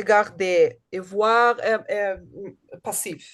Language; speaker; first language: French; non-native, learner; Portuguese